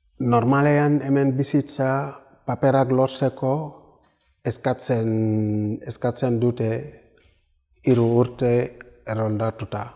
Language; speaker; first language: Basque; non-native, learner; Wolof